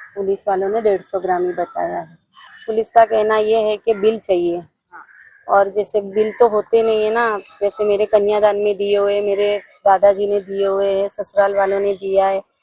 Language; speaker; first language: Hindi; non-native, local second language; Gujarati